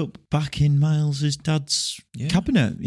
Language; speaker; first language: English; native; English